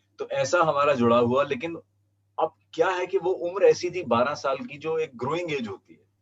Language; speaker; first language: Hindi; non-native, local second language; Punjabi